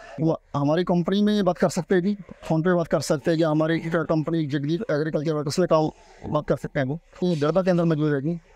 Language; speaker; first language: Hindi; non-native, local second language; Punjabi